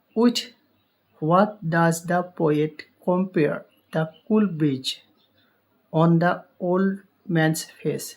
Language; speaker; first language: English; non-native, local second language; Assamese